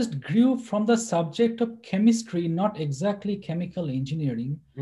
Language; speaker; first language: English; non-native, local second language; Bangla